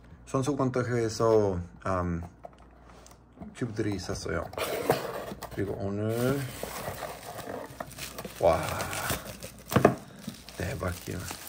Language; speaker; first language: Korean; non-native, learner; Spanish